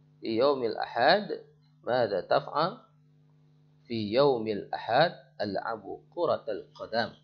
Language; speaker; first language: Arabic; non-native, fluent; Indonesian